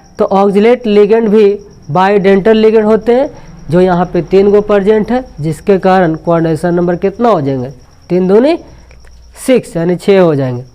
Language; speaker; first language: Hindi; native; Hindi